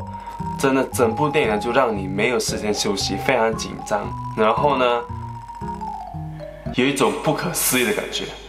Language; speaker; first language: Chinese; non-native, fluent; Japanese